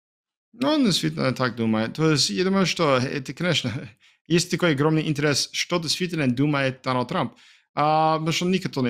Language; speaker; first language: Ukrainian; non-native, learner; English